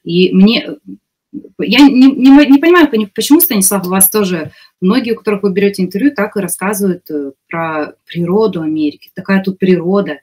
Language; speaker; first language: Russian; native; Russian